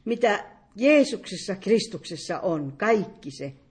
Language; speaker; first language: Finnish; native; Finnish